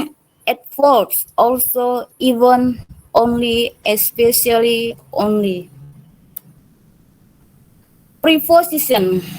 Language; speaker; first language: English; non-native, learner; Indonesian